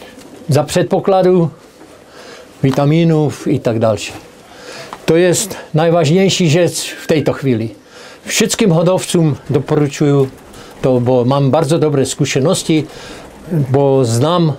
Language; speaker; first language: Polish; non-native, learner; Czech